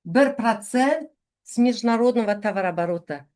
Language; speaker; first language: Russian; non-native, local second language; Kazakh